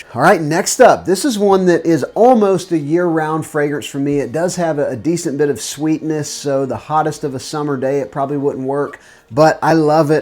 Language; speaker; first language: English; native; English